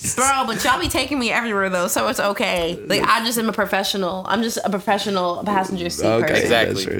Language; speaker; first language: English; native; English